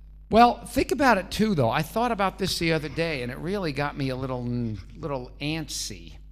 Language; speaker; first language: English; native; English